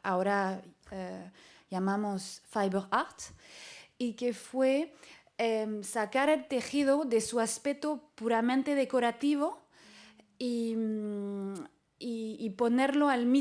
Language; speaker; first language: Spanish; non-native, fluent; French